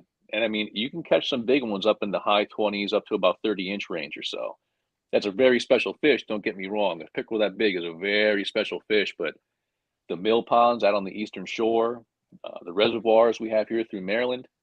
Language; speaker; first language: English; native; English